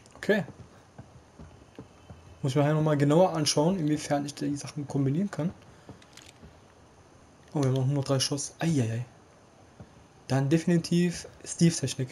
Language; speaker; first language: German; native; German